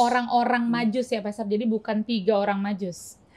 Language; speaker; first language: Indonesian; native; Indonesian